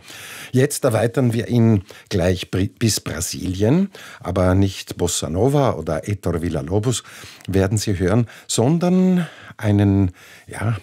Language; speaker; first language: German; native; German